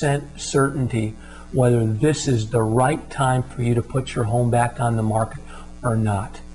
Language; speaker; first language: English; native; English